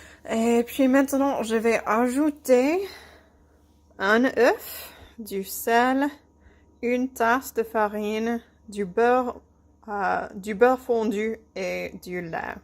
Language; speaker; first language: French; non-native, fluent; English